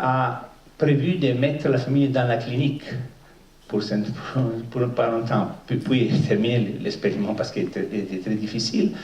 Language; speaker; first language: French; non-native, fluent; Italian